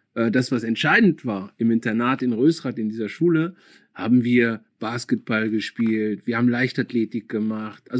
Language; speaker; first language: German; early bilingual, other home language; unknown